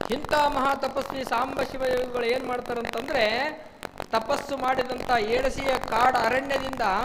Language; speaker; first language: Kannada; native; Kannada